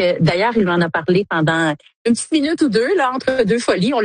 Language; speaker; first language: French; native; French